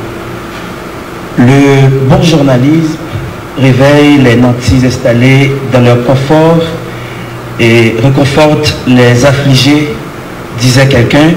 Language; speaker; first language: French; non-native, local second language; Haitian Creole